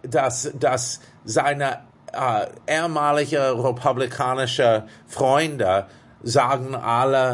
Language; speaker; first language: German; non-native, fluent; English